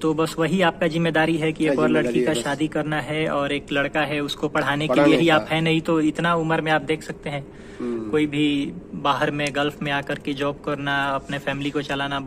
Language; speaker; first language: Hindi; native; Hindi